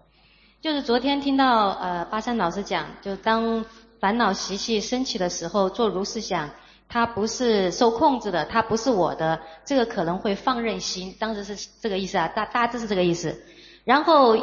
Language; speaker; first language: Chinese; native; Chinese